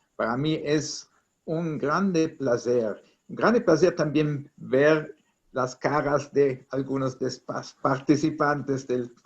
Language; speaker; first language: Spanish; non-native, fluent; Italian